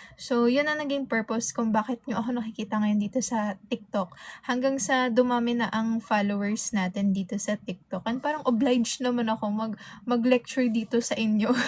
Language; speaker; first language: Filipino; non-native, local second language; Hiligaynon